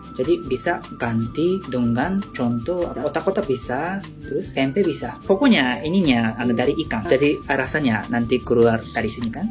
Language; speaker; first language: Indonesian; non-native, learner; Japanese